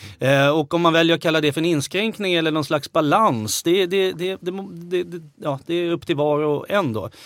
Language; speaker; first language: Swedish; native; Swedish